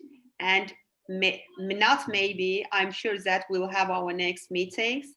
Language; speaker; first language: English; non-native, fluent; Azerbaijani